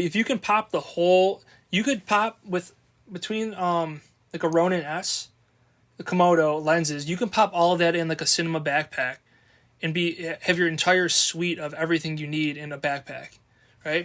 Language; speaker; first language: English; native; English